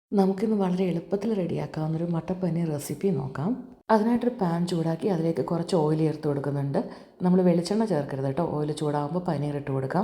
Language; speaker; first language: Malayalam; native; Malayalam